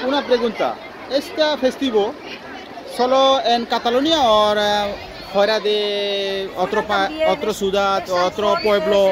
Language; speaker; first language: Spanish; non-native, learner; Bangla